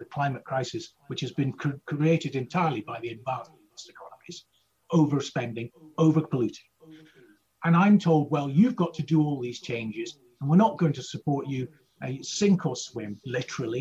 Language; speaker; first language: English; native; English